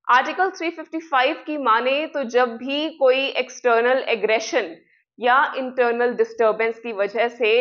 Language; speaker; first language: Hindi; non-native, local second language; Punjabi